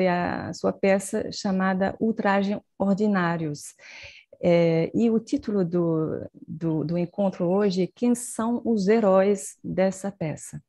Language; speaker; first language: Portuguese; non-native, fluent; French